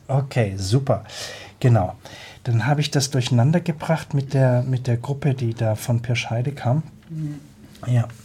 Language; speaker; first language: German; native; German